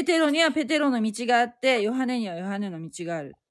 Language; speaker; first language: Japanese; native; Japanese